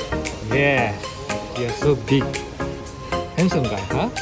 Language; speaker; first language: English; non-native, learner; Chinese